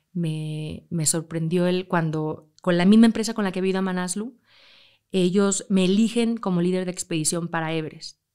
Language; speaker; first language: Spanish; native; Spanish